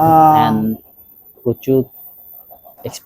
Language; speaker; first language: English; non-native, learner; Indonesian